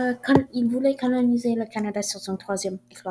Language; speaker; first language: French; non-native, learner; English